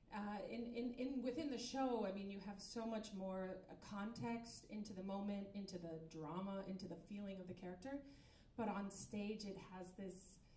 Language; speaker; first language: English; native; English